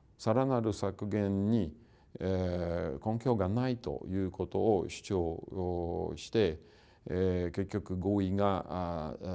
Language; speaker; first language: Japanese; non-native, fluent; Russian